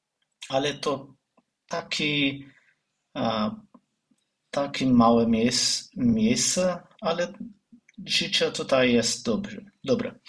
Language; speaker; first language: Polish; non-native, learner; Portuguese